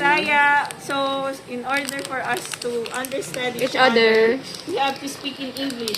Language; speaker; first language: English; non-native, local second language; Cebuano